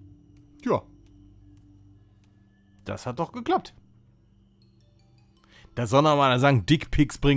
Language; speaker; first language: German; native; German